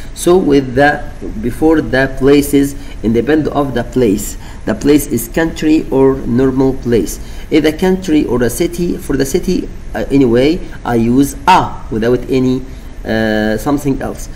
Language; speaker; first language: English; non-native, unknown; Arabic